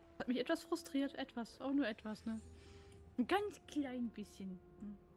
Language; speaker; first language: German; native; German